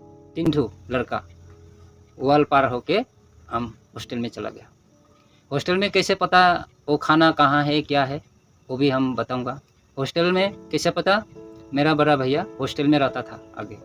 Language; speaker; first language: Hindi; non-native, local second language; Nepali